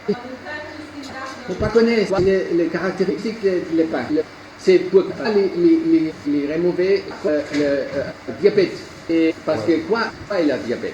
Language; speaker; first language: French; non-native, learner; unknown